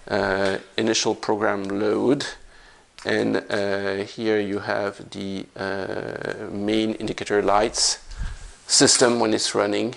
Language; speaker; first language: English; non-native, fluent; French